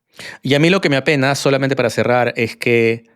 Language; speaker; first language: Spanish; native; Spanish